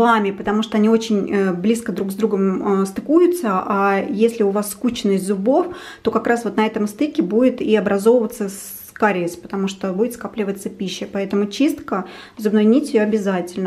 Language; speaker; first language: Russian; native; Russian